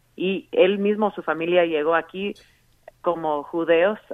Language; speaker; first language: Spanish; early bilingual, heritage; Spanish